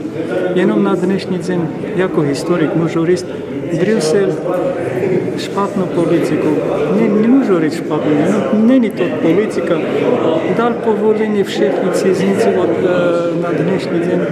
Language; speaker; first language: Czech; non-native, learner; Armenian